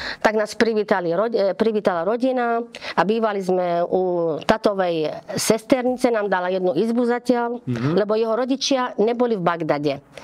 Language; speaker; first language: Slovak; early bilingual, heritage; Slovak